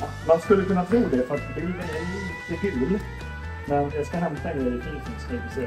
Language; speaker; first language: Swedish; native; Swedish